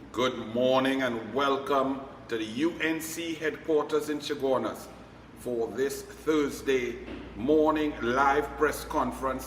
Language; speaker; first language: English; native; English